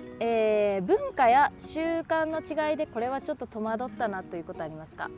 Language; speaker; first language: Japanese; native; Japanese